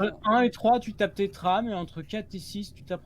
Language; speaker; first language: French; native; French